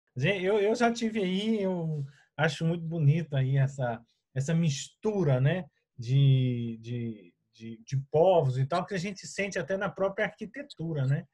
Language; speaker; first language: Portuguese; native; Portuguese